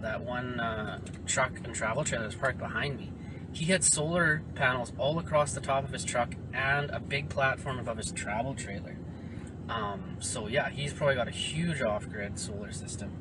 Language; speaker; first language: English; native; English